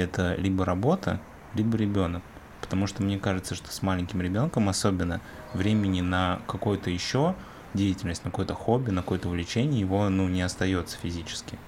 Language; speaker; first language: Russian; native; Russian